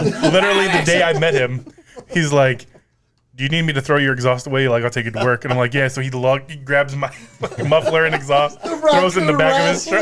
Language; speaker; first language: English; native; English